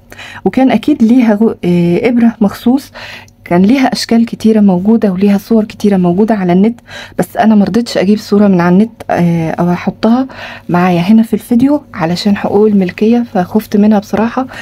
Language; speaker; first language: Arabic; native; Arabic